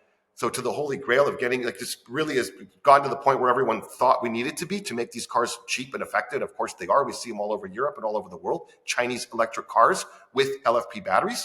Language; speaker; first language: English; native; English